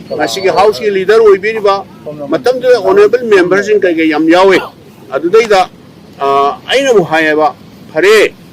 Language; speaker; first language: Manipuri; native; Manipuri